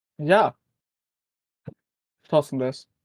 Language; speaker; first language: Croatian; non-native, learner; Macedonian